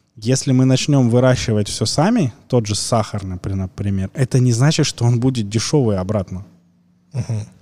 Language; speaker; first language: Russian; native; Russian